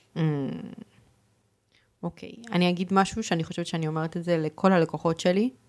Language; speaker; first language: Hebrew; early bilingual, other home language; Spanish